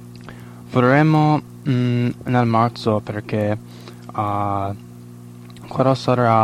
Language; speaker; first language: Italian; non-native, learner; English